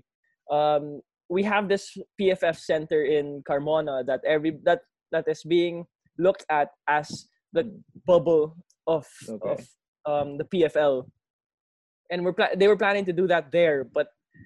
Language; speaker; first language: English; non-native, local second language; Filipino